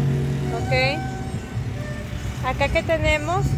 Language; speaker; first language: Spanish; native; Spanish